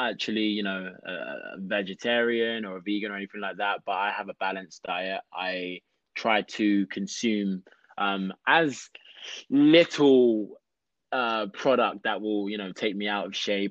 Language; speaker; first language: English; native; English